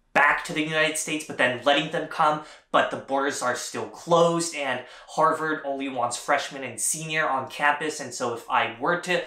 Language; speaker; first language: English; native; English